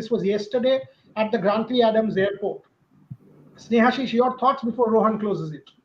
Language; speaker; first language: English; non-native, local second language; Bangla